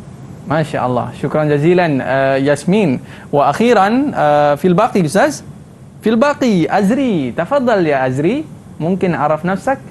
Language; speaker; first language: Arabic; non-native, fluent; Malay